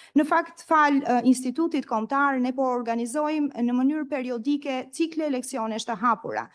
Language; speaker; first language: Albanian; native; Albanian